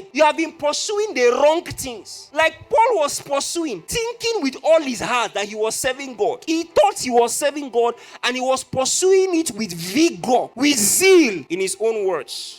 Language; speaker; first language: English; non-native, local second language; Yoruba